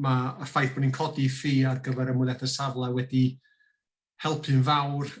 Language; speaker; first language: Welsh; native; Welsh